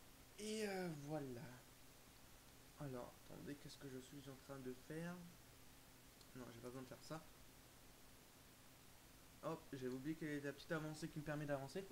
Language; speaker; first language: French; native; French